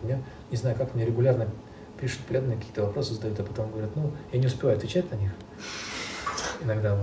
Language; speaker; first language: Russian; native; Russian